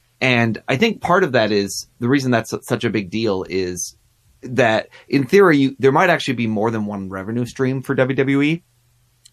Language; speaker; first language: English; native; English